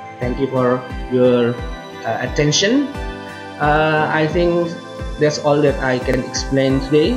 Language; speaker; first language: English; non-native, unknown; Indonesian